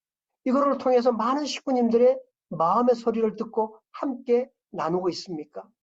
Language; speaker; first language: Korean; native; Korean